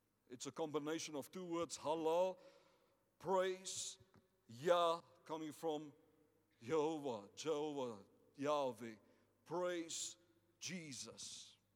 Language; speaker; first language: English; non-native, local second language; Afrikaans